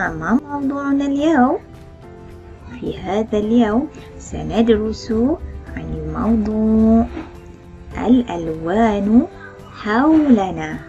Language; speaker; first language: Arabic; non-native, fluent; Malay